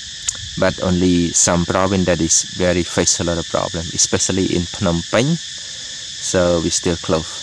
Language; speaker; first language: English; non-native, learner; Khmer